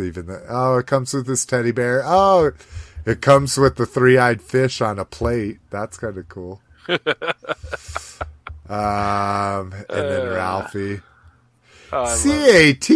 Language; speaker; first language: English; native; English